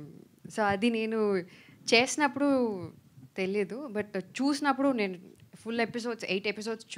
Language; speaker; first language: Telugu; non-native, fluent; Tamil